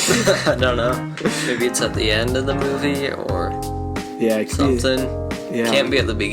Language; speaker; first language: English; native; English